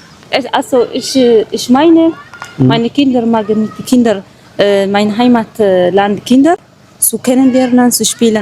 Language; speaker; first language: German; non-native, learner; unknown